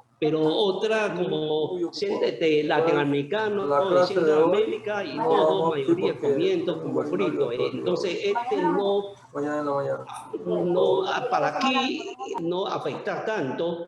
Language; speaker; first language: Spanish; non-native, learner; Chinese